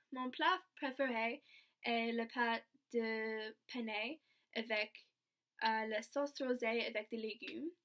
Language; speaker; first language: French; non-native, learner; English